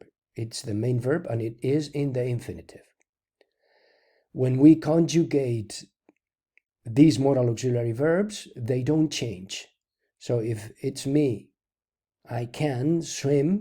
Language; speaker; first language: English; non-native, fluent; Spanish